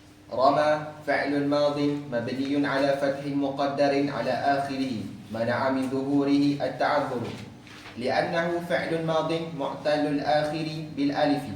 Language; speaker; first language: Arabic; non-native, learner; Malay